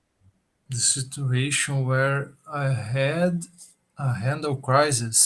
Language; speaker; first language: English; non-native, learner; Portuguese